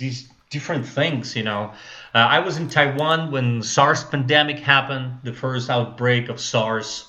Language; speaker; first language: English; non-native, fluent; Russian